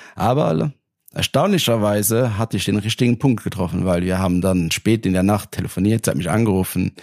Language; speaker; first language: German; non-native, local second language; Luxembourgish